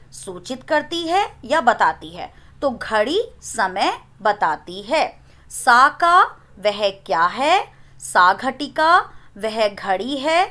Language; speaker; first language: Hindi; native; Hindi